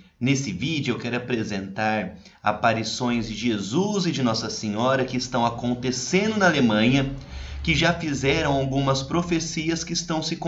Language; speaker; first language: Portuguese; native; Portuguese